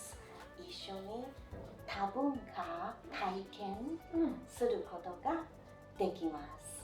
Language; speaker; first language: Japanese; non-native, fluent; Chinese